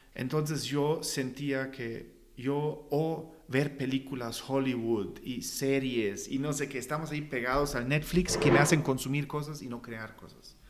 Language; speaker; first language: Spanish; non-native, fluent; German